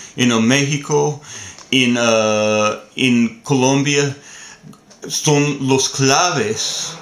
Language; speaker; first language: Spanish; non-native, learner; English